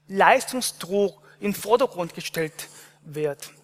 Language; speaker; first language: German; non-native, fluent; Korean